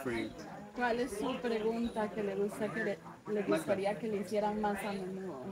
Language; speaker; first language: Spanish; native; Spanish